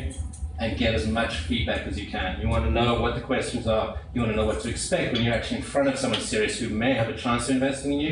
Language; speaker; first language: English; native; English